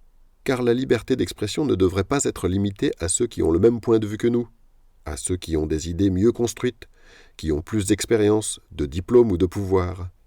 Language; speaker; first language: French; native; French